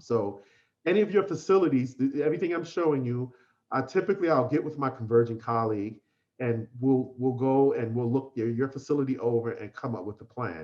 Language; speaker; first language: English; native; English